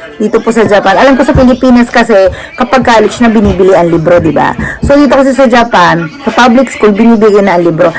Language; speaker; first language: Filipino; native; Filipino